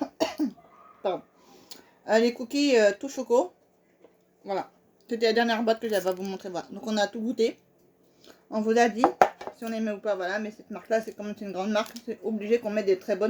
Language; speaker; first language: French; native; French